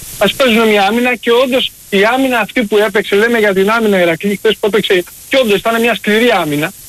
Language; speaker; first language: Greek; early bilingual, heritage; Greek